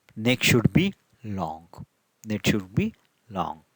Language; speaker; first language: English; non-native, local second language; Marathi